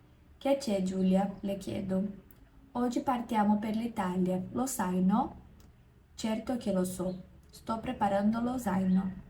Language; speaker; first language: Italian; non-native, learner; Portuguese